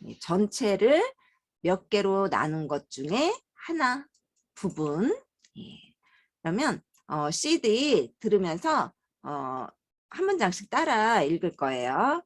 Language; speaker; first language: Korean; native; Korean